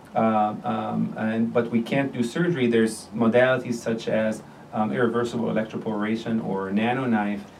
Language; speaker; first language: English; non-native, fluent; Arabic